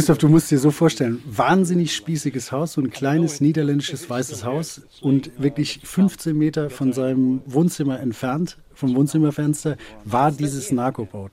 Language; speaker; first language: German; native; German